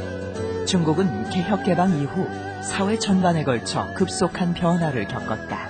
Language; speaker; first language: Korean; native; Korean